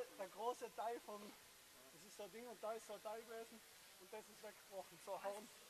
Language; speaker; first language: German; native; German